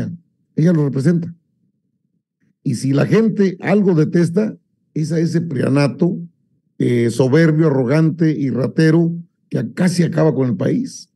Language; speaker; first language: Spanish; native; Spanish